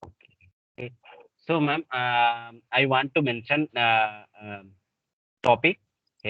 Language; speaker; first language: English; non-native, learner; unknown